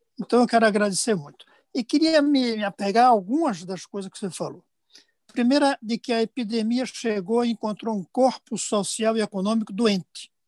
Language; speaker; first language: Portuguese; native; Portuguese